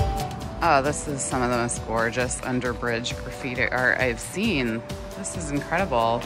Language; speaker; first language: English; native; English